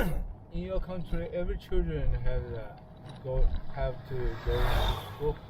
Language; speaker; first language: English; non-native, learner; Tibetan